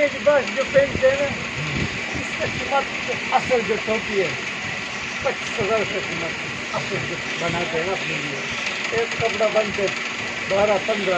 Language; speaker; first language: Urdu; non-native, local second language; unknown